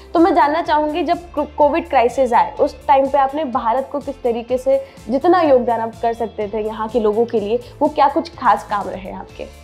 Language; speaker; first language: Hindi; native; Hindi